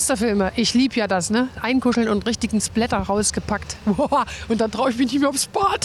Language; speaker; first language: German; native; German